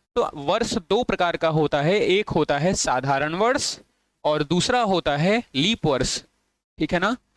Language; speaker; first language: Hindi; native; Hindi